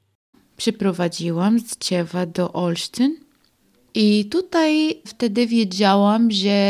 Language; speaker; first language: Polish; non-native, learner; Arabic